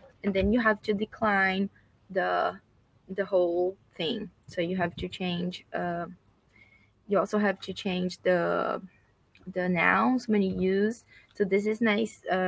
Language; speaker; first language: English; non-native, fluent; Portuguese